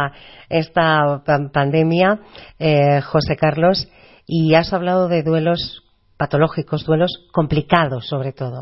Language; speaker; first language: Spanish; native; Spanish